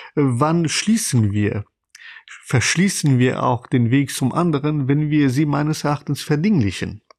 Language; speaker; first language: German; non-native, fluent; Persian